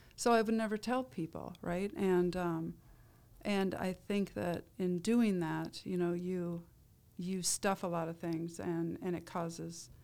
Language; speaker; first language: English; native; English